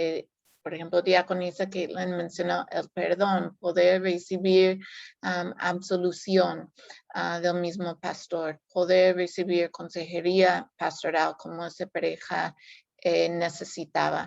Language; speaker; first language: Spanish; non-native, fluent; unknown